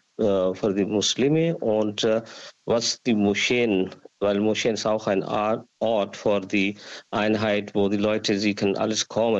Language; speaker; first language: German; non-native, learner; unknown